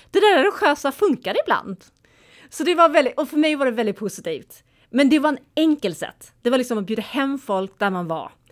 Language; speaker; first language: Swedish; native; Swedish